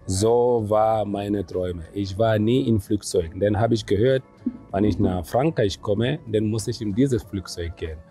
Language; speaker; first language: German; non-native, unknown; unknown